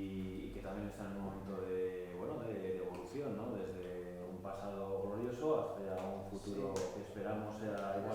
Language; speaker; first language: Spanish; native; Spanish